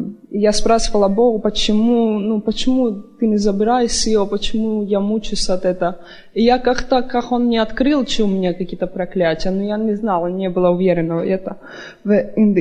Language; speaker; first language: Russian; early bilingual, heritage; Russian